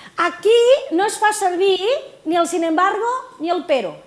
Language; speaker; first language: Spanish; non-native, local second language; Catalan